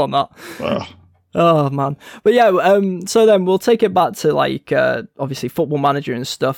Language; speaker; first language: English; native; English